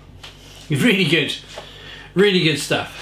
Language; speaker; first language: English; native; English